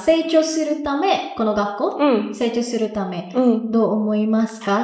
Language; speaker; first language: Japanese; non-native, learner; Indonesian